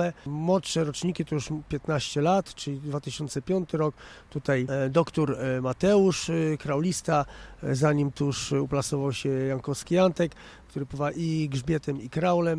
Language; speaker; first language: Polish; native; Polish